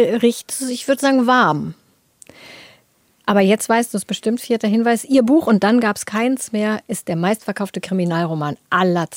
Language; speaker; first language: German; native; German